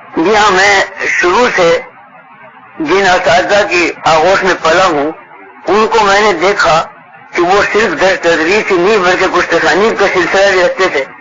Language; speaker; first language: Urdu; native; Urdu